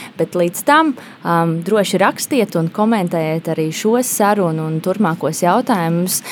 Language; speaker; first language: Latvian; native; Latvian